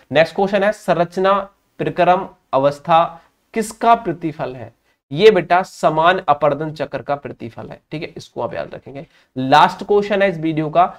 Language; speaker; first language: Hindi; native; Hindi